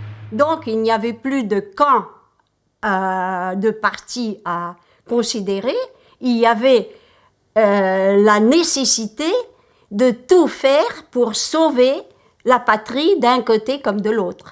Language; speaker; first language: French; early bilingual, other home language; Russian